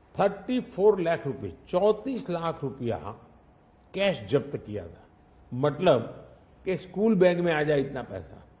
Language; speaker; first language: Hindi; non-native, local second language; Gujarati